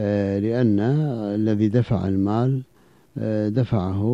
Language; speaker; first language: Arabic; native; Arabic